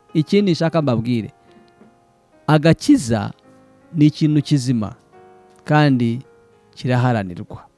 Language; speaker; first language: Kinyarwanda; early bilingual, heritage; Kinyarwanda